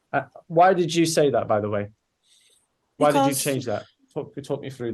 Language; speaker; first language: English; native; English